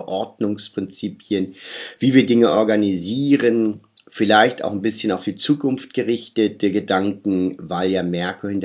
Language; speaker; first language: German; native; German